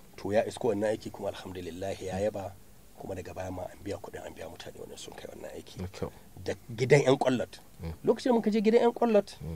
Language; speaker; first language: Hausa; native; Hausa